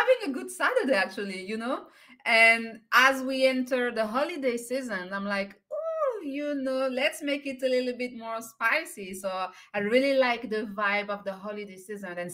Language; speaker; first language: English; non-native, fluent; French